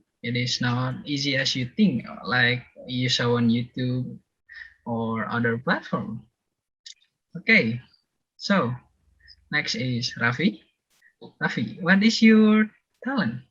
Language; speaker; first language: English; non-native, learner; Indonesian